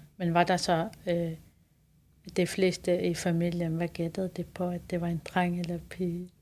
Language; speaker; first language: Danish; non-native, local second language; Kalaallisut